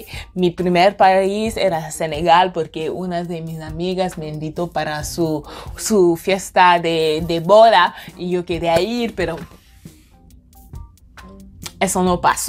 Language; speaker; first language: Spanish; non-native, fluent; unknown